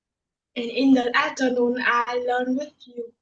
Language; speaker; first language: English; non-native, learner; Vietnamese